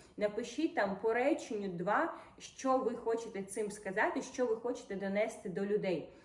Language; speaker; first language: Ukrainian; non-native, local second language; Russian